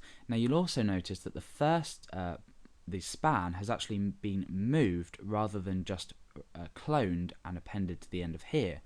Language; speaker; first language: English; native; English